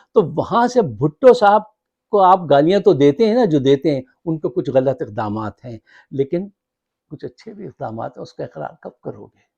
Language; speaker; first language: Urdu; native; Urdu